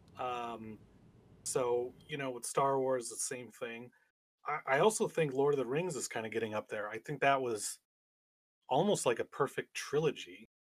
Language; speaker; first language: English; native; English